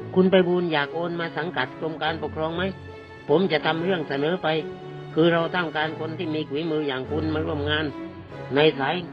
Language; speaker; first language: Thai; native; Thai